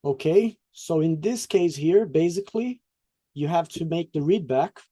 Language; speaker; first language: English; non-native, fluent; Portuguese